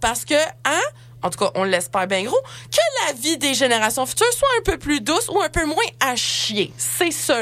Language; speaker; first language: French; native; French